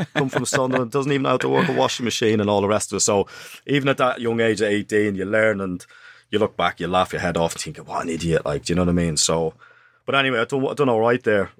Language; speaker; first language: English; native; English